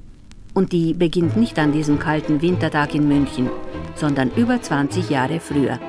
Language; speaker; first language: German; native; German